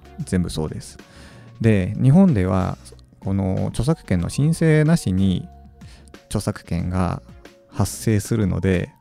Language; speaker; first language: Japanese; native; Japanese